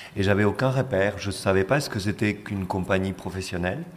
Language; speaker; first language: French; non-native, fluent; Spanish